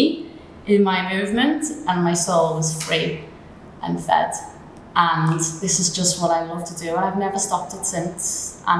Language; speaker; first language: English; native; English